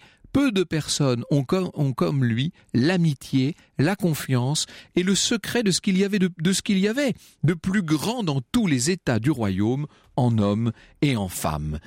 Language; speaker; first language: French; native; French